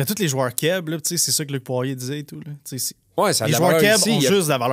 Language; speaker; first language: French; native; French